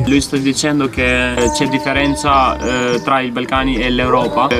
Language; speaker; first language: Italian; non-native, fluent; Albanian